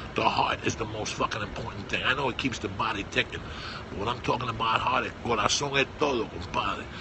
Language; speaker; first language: English; early bilingual, other home language; Spanish